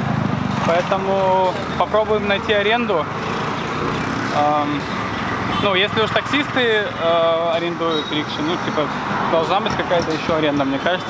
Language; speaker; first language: Russian; native; Russian